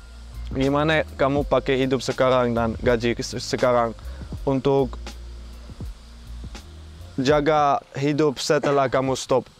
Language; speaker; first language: Indonesian; non-native, fluent; Dutch